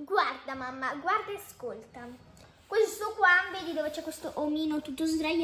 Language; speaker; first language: Italian; native; Italian